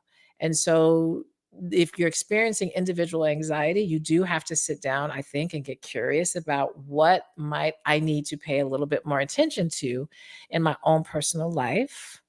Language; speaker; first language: English; native; English